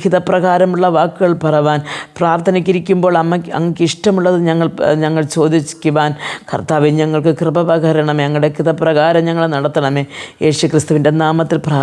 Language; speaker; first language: Malayalam; native; Malayalam